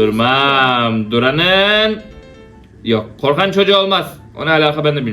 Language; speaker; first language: Turkish; native; Turkish